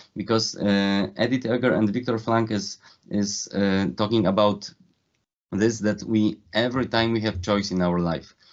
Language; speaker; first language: English; non-native, fluent; Polish